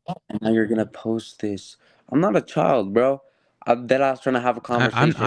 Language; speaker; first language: English; native; English